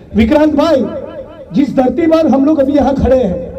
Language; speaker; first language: Hindi; non-native, local second language; Gujarati